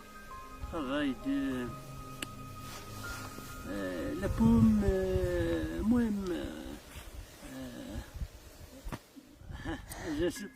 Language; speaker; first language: French; non-native, learner; Berber languages